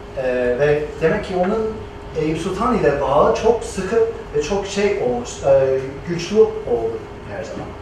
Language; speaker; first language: Turkish; non-native, fluent; English